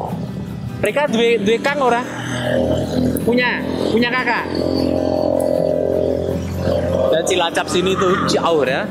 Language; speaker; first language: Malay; non-native, local second language; Javanese